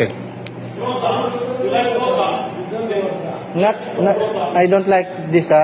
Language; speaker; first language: English; non-native, learner; Filipino